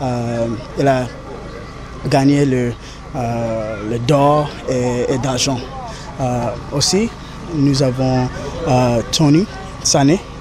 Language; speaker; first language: French; non-native, learner; English